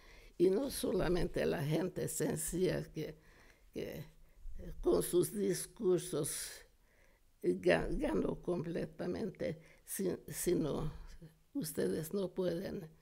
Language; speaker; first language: Spanish; non-native, fluent; Hungarian